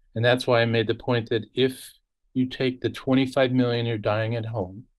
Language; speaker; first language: English; native; English